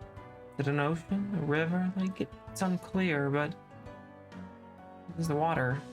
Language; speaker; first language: English; native; English